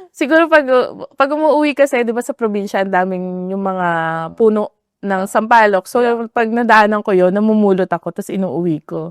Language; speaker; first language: Filipino; native; Filipino